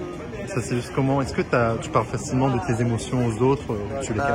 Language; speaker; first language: French; native; French